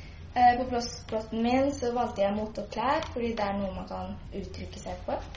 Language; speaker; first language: Norwegian; early bilingual, other home language; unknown